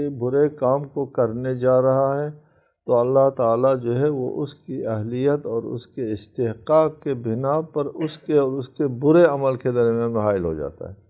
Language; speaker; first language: Urdu; non-native, local second language; Balti